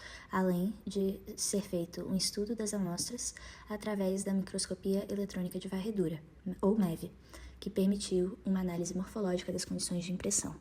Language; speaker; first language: Portuguese; native; Portuguese